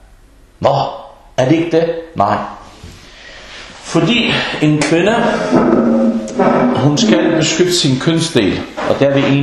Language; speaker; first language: Danish; early bilingual, other home language; Arabic